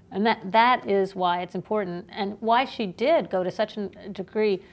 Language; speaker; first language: English; native; English